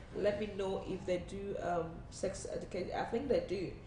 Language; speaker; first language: English; non-native, local second language; Yoruba